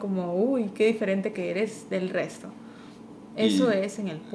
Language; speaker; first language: Spanish; early bilingual, heritage; Spanish